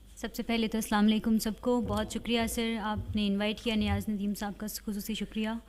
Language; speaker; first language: Urdu; native; Urdu